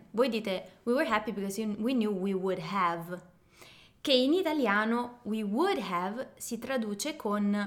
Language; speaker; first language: English; non-native, fluent; Italian